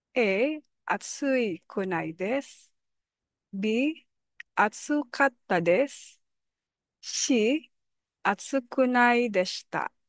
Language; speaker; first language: Japanese; non-native, fluent; Filipino